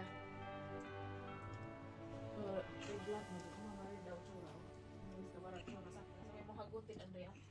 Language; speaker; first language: Norwegian; non-native, learner; Cebuano